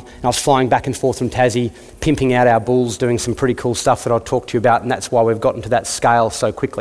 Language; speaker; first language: English; native; English